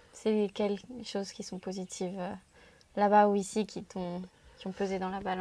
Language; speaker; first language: French; native; French